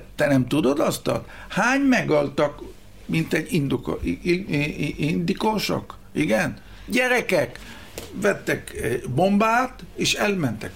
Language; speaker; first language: Hungarian; early bilingual, heritage; Hebrew